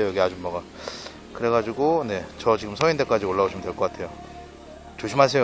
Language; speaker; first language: Korean; native; Korean